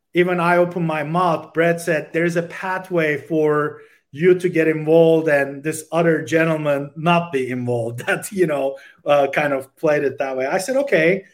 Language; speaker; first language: English; non-native, fluent; Turkish